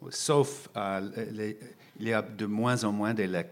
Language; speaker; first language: French; non-native, fluent; English